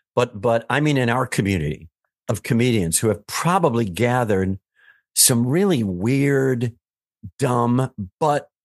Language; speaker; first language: English; native; English